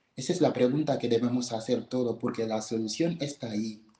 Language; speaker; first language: Spanish; non-native, fluent; Wolof